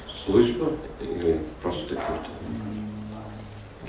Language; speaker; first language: Russian; non-native, learner; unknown